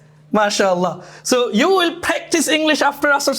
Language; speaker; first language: English; non-native, fluent; Bangla